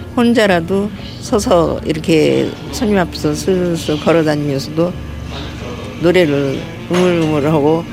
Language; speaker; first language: Korean; native; Korean